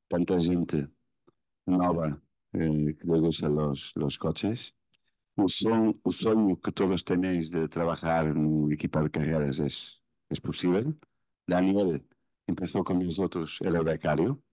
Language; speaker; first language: Spanish; non-native, fluent; Portuguese